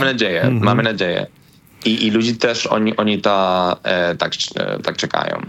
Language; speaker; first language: Polish; non-native, learner; Spanish